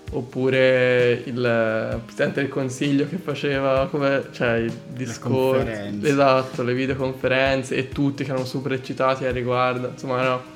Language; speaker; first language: Italian; native; Italian